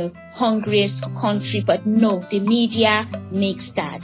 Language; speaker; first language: English; non-native, local second language; Hausa